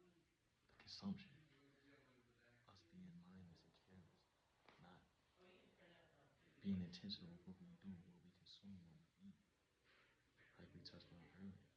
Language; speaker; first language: English; native; English